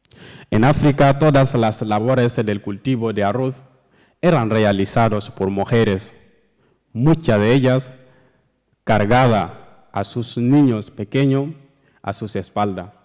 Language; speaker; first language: Spanish; non-native, learner; Fula